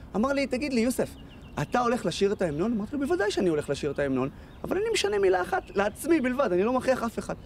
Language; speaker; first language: Hebrew; non-native, local second language; Arabic